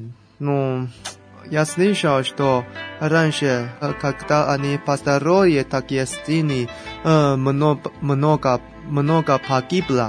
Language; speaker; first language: Russian; non-native, fluent; Chinese